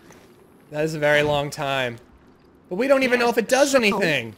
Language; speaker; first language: English; native; English